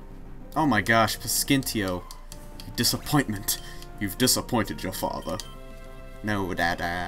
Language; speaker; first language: English; native; English